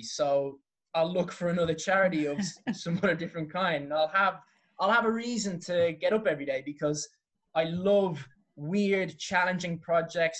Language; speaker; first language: English; native; English